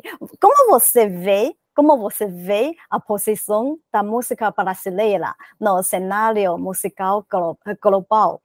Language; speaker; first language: Portuguese; non-native, learner; Chinese